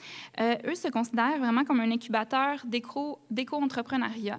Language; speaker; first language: French; native; French